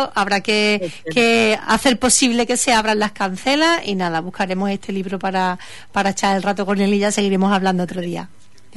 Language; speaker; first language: Spanish; native; Spanish